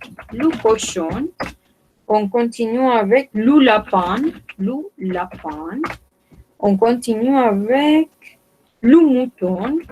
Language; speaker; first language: French; non-native, fluent; Spanish